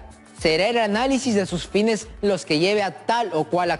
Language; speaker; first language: Spanish; native; Spanish